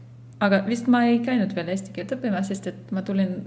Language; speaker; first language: Estonian; non-native, fluent; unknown